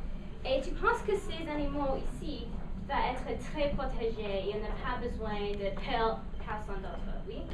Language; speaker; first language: French; non-native, learner; English